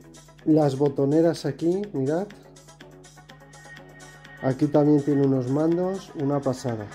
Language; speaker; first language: Spanish; native; Spanish